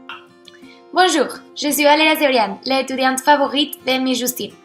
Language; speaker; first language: French; non-native, learner; Spanish